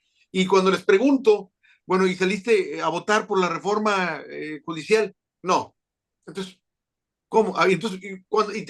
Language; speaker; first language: Spanish; native; Spanish